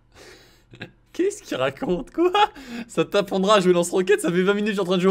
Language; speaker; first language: French; native; French